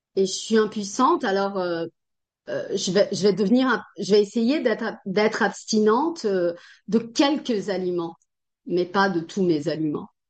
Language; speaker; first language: French; non-native, fluent; Portuguese